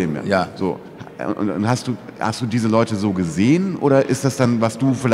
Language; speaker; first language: German; native; German